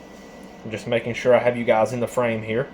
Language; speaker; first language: English; native; English